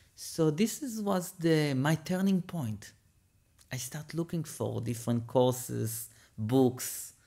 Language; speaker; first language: English; non-native, fluent; Hebrew